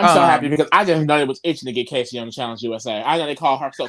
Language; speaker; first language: English; native; English